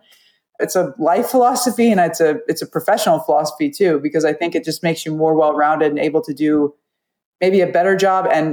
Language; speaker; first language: English; native; English